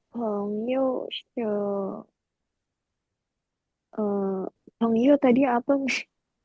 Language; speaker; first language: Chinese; non-native, learner; Indonesian